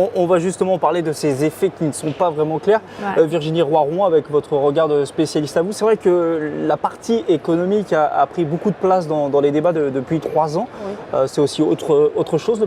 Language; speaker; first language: French; native; French